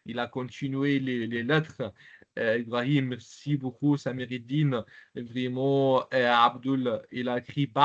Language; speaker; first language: French; non-native, local second language; Arabic